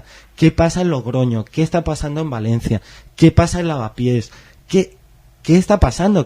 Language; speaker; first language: Spanish; native; Spanish